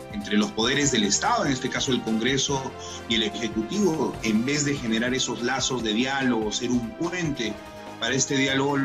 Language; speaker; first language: Spanish; native; Spanish